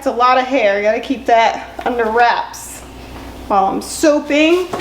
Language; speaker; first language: English; native; English